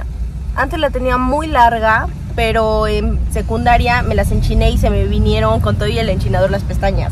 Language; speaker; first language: Spanish; native; Spanish